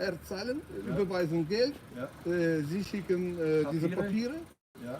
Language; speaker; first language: German; non-native, learner; Ukrainian